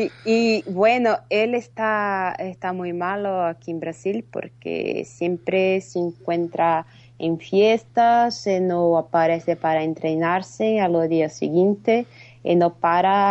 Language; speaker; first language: Spanish; non-native, fluent; Portuguese